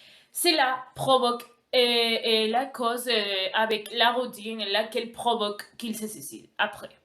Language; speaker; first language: French; non-native, learner; Spanish